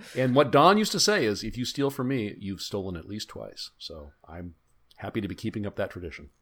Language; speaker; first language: English; native; English